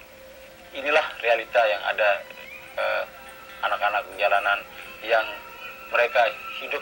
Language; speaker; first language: Indonesian; native; Indonesian